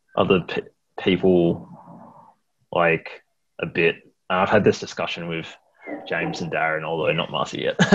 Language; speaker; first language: English; native; English